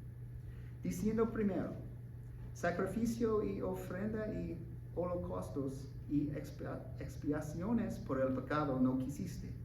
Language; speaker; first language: Spanish; non-native, learner; English